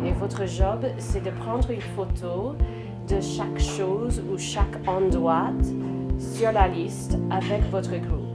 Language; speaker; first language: French; non-native, fluent; English